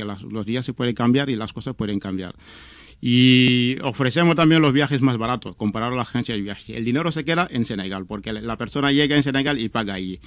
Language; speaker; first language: Spanish; non-native, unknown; Wolof